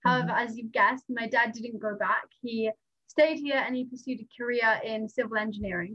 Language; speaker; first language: English; non-native, local second language; Nepali